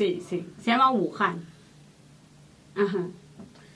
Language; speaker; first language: Spanish; non-native, learner; Chinese